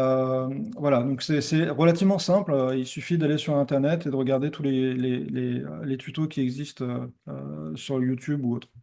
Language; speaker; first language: French; native; French